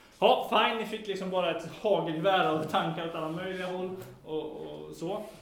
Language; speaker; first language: Swedish; native; Swedish